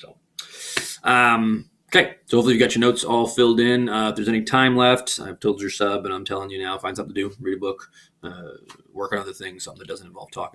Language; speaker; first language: English; native; English